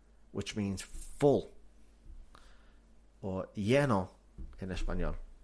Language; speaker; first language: Spanish; non-native, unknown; English